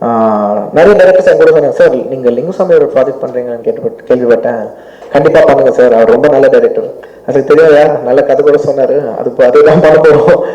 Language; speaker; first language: Tamil; non-native, local second language; Telugu